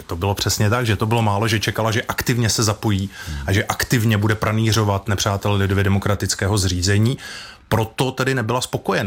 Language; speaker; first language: Czech; native; Czech